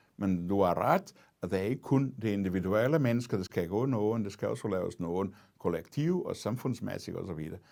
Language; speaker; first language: Danish; non-native, fluent; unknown